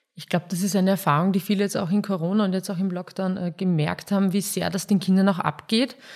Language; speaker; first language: German; native; German